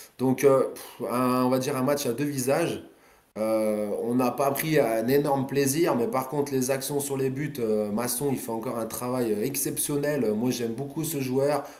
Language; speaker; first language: French; native; French